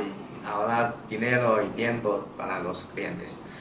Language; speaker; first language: Spanish; non-native, learner; Chinese